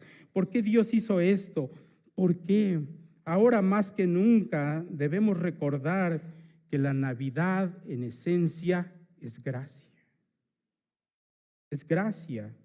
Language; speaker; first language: Spanish; native; Spanish